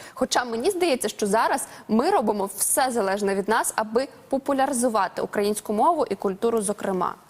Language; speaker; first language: Ukrainian; native; Ukrainian